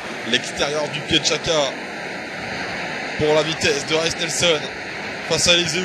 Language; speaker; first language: French; native; French